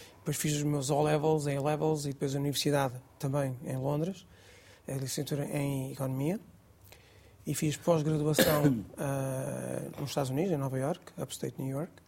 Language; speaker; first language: Portuguese; non-native, local second language; Gujarati